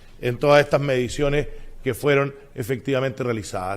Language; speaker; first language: Spanish; native; Spanish